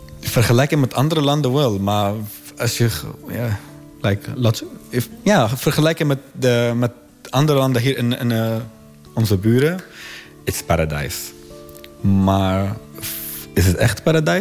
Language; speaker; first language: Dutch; non-native, learner; Arabic